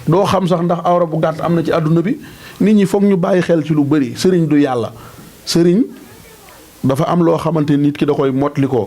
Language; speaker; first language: Wolof; non-native, local second language; Serer